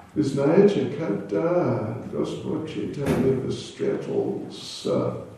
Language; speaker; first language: Russian; non-native, learner; English